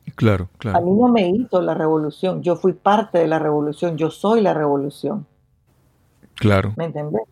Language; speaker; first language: Spanish; native; Spanish